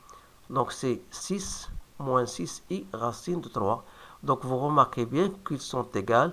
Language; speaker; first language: French; non-native, local second language; Arabic